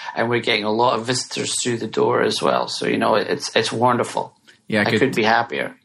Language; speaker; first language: English; native; English